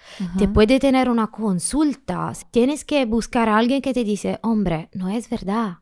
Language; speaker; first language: Spanish; non-native, learner; Italian